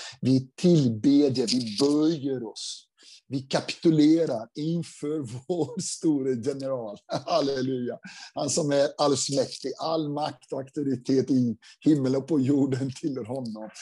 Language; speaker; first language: Swedish; non-native, fluent; Portuguese